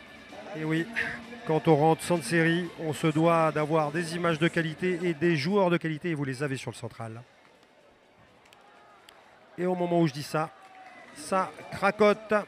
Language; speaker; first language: French; native; French